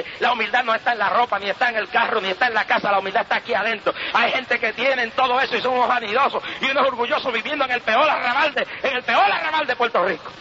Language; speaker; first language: Spanish; native; Spanish